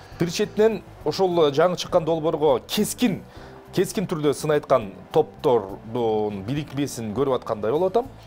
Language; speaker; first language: Kyrgyz; native; Kyrgyz